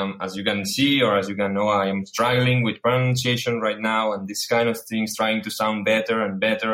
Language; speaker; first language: English; non-native, fluent; Catalan